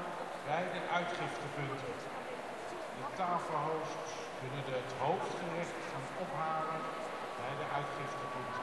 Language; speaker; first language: Dutch; native; Dutch